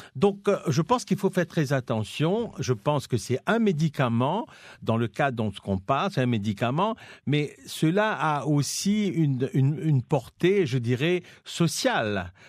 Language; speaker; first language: French; non-native, local second language; Morisyen